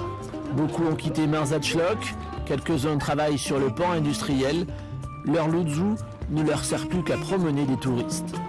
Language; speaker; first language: French; native; French